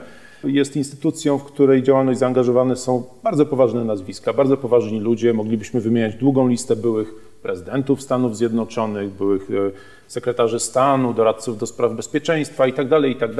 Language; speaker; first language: Polish; native; Polish